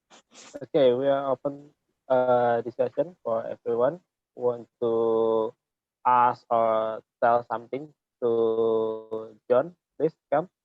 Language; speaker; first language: English; non-native, learner; Indonesian